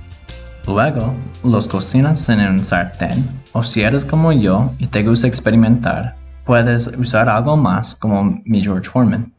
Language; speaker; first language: Spanish; non-native, learner; English